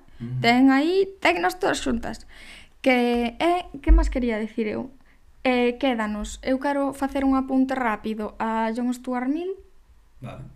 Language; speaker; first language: Galician; non-native, local second language; Spanish